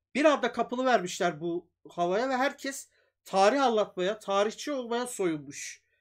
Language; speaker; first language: Turkish; native; Turkish